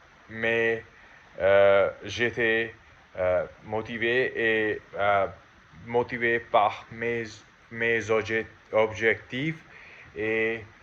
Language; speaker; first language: French; non-native, learner; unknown